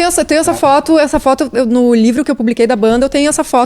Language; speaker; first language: Portuguese; native; Portuguese